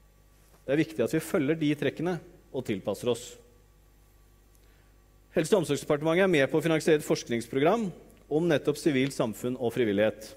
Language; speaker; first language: Norwegian; native; Norwegian